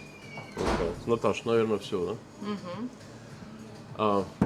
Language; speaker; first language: Russian; native; Russian